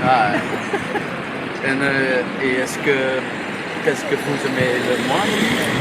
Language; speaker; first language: French; non-native, learner; Dutch